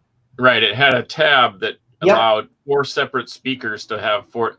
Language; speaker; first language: English; native; English